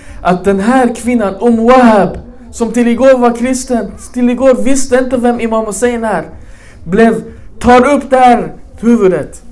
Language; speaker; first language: Swedish; early bilingual, other home language; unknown